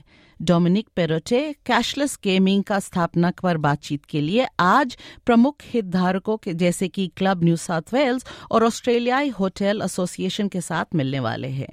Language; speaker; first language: Hindi; native; Hindi